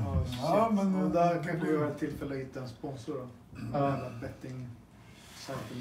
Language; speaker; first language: Swedish; native; Swedish